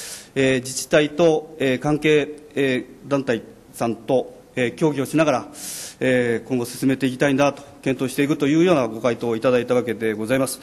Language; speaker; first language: Japanese; native; Japanese